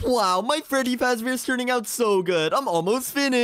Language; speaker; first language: English; native; English